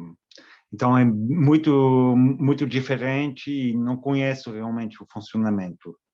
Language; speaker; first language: Portuguese; non-native, fluent; French